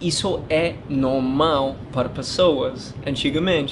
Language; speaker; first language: Portuguese; non-native, learner; English